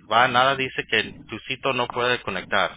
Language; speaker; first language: Spanish; early bilingual, heritage; Spanish